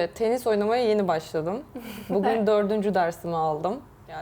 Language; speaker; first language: Turkish; non-native, learner; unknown